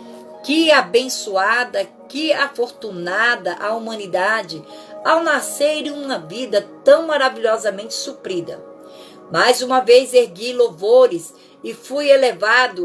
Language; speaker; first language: Portuguese; native; Portuguese